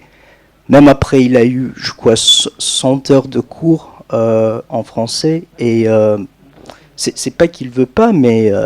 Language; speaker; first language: French; non-native, fluent; English